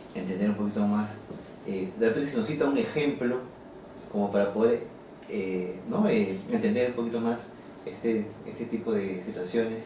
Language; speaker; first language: Spanish; native; Spanish